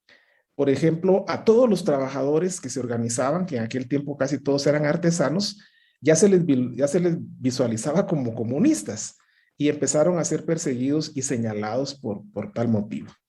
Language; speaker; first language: Spanish; native; Spanish